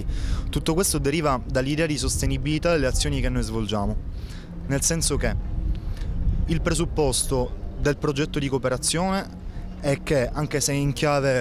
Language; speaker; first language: Italian; native; Italian